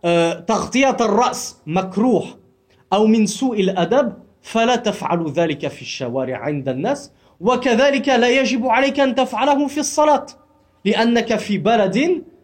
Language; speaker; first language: Arabic; non-native, fluent; French